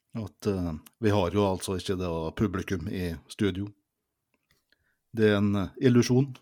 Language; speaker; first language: Norwegian; native; Norwegian